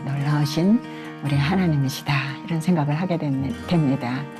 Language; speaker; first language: Korean; native; Korean